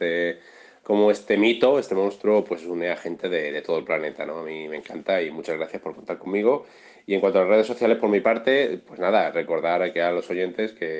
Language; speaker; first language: Spanish; native; Spanish